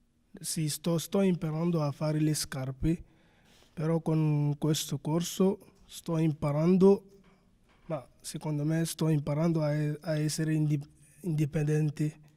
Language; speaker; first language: Italian; non-native, learner; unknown